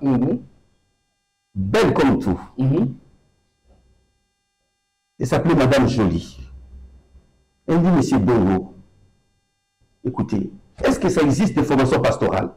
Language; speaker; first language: French; non-native, local second language; Lingala